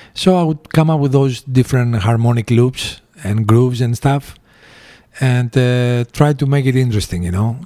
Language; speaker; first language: English; early bilingual, other home language; Greek